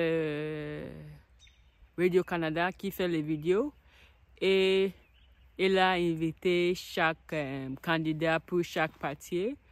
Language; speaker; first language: French; non-native, learner; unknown